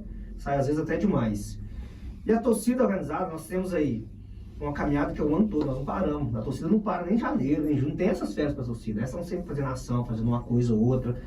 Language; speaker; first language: Portuguese; native; Portuguese